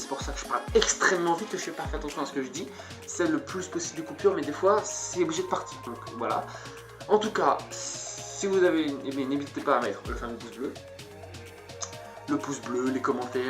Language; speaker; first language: French; native; French